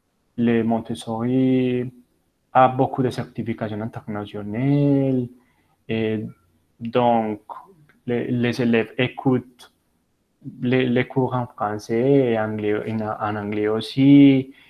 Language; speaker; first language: French; non-native, learner; Spanish